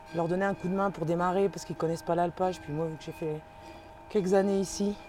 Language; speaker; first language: French; native; French